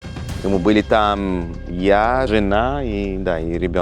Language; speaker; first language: Russian; early bilingual, heritage; Russian